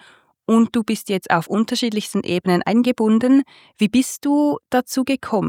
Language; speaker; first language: German; native; German